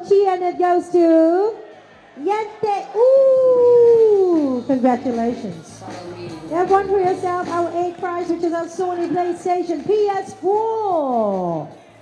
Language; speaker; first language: English; non-native, local second language; Chinese